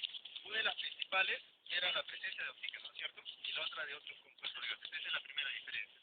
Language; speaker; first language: Spanish; native; Spanish